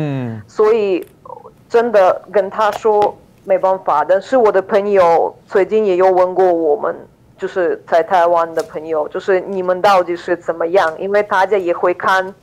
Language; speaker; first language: Chinese; non-native, fluent; Ukrainian